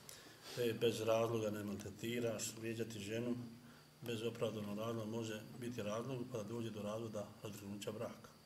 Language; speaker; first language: Bosnian; native; Bosnian